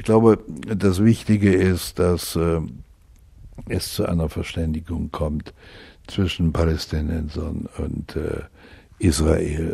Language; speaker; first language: German; native; German